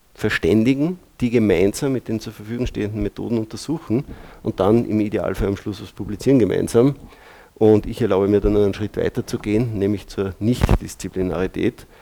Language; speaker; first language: German; native; German